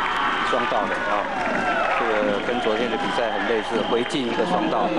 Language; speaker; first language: Chinese; native; Chinese